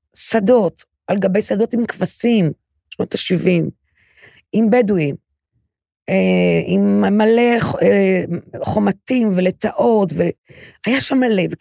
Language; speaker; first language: Hebrew; native; Hebrew